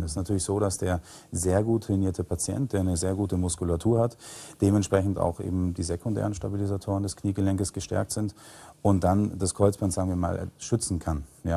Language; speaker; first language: German; native; German